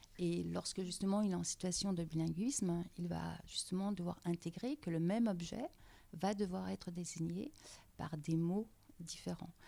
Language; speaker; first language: French; native; French